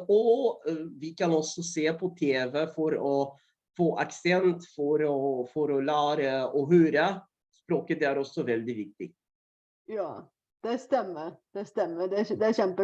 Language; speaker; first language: Norwegian; non-native, fluent; Polish